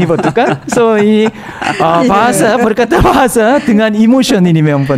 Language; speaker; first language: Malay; non-native, learner; Korean